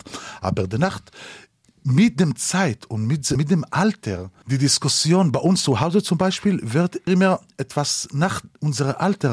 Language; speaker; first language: German; non-native, learner; Hebrew